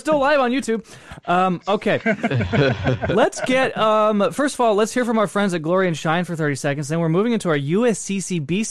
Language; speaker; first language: English; native; English